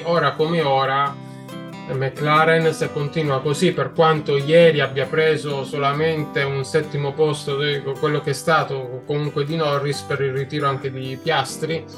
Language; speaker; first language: Italian; native; Italian